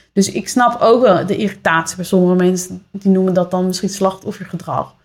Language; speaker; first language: Dutch; native; Dutch